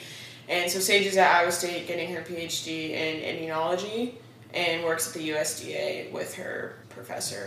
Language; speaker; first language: English; native; English